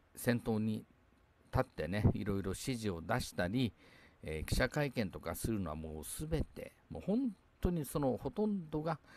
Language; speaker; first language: Japanese; native; Japanese